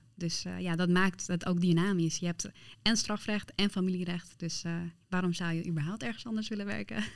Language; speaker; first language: Dutch; early bilingual, other home language; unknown